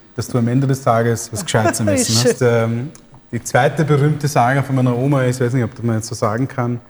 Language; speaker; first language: German; early bilingual, other home language; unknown